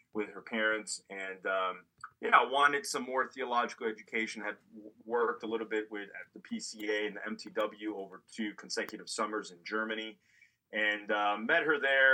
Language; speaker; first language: English; native; English